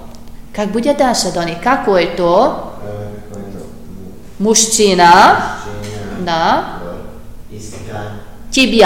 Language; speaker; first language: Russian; non-native, fluent; Hungarian